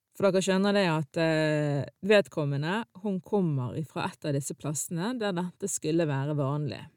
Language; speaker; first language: Norwegian; early bilingual, other home language; Arabic